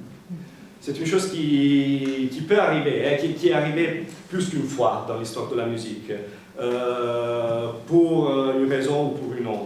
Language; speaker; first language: French; non-native, fluent; Italian